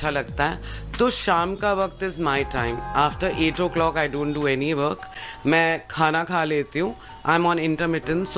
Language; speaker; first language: Hindi; non-native, local second language; Sindhi